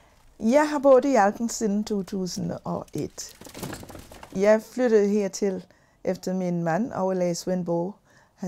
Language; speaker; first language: Danish; non-native, fluent; English